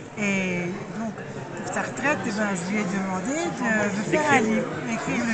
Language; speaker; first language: French; native; French